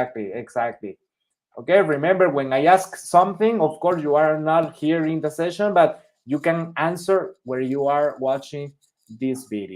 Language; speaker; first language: English; non-native, fluent; Spanish